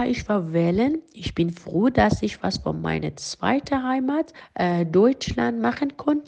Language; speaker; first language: German; non-native, fluent; Persian